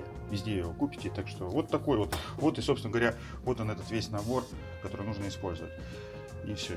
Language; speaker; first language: Russian; native; Russian